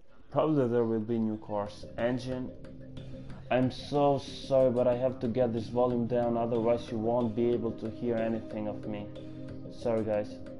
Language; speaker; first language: English; non-native, fluent; Italian